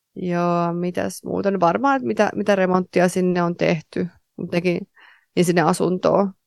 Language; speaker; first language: Finnish; native; Finnish